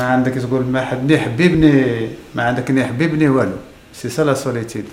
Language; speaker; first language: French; non-native, local second language; Arabic